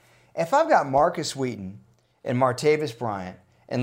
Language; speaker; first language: English; native; English